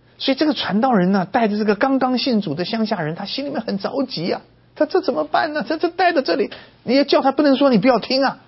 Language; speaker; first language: Chinese; native; Chinese